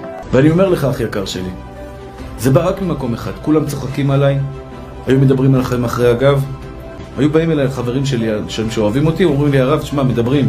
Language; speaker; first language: Hebrew; native; Hebrew